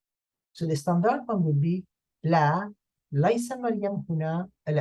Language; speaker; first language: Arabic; non-native, fluent; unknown